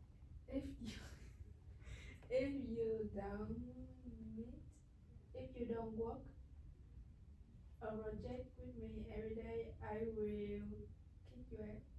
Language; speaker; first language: English; non-native, learner; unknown